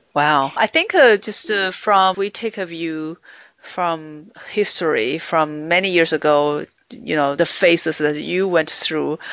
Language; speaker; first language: English; non-native, fluent; Chinese